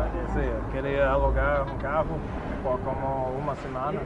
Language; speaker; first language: Portuguese; non-native, learner; English